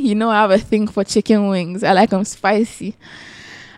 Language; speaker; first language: English; non-native, local second language; Akan